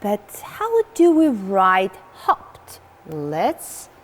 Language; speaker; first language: English; non-native, fluent; Georgian